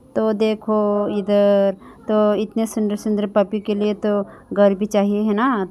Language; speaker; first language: Hindi; non-native, local second language; Bangla